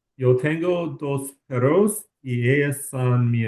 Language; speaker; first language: Spanish; non-native, learner; English